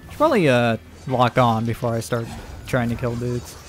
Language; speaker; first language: English; native; English